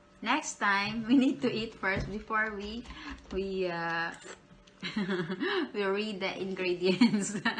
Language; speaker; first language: English; non-native, local second language; Cebuano